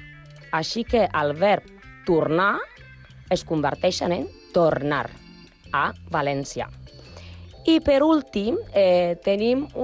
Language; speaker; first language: Catalan; non-native, learner; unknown